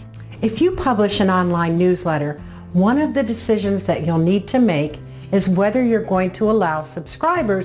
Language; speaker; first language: English; native; English